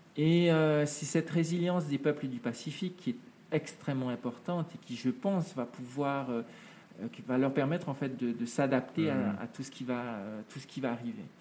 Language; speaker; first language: French; native; French